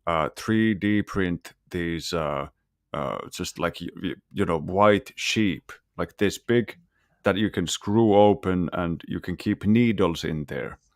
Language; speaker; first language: English; non-native, fluent; Finnish